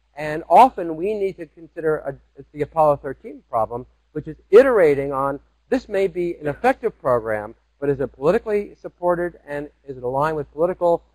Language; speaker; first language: English; native; English